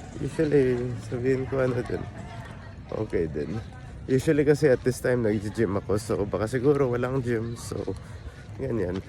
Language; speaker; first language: Filipino; native; Filipino